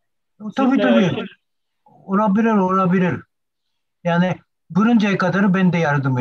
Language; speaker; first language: Turkish; non-native, learner; Japanese